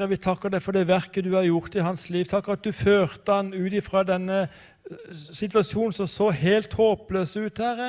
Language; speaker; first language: Norwegian; native; Norwegian